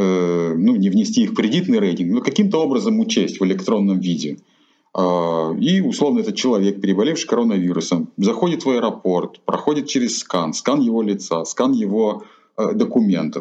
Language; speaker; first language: Russian; native; Russian